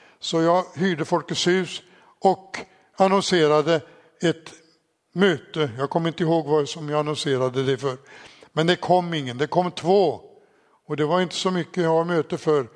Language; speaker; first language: Swedish; native; Swedish